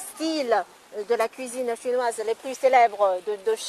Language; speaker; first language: French; non-native, fluent; Chinese